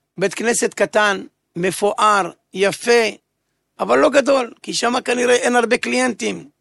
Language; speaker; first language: Hebrew; native; Hebrew